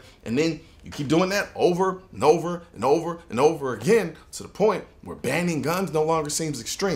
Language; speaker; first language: English; native; English